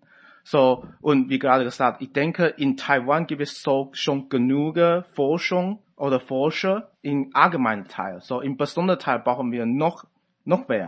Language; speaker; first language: German; non-native, fluent; Chinese